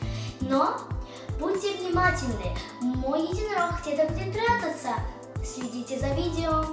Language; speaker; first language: Russian; early bilingual, heritage; Russian